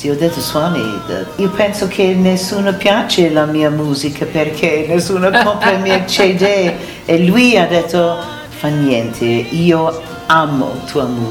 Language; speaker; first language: Italian; non-native, learner; English